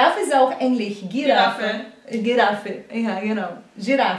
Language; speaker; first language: German; non-native, fluent; Portuguese